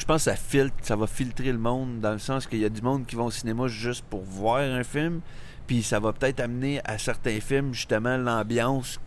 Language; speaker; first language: French; native; French